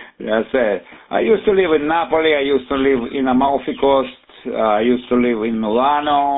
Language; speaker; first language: English; non-native, fluent; Russian